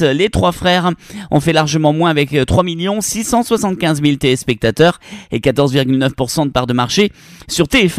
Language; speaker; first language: French; native; French